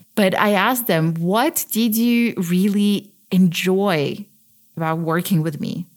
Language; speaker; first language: English; early bilingual, other home language; Russian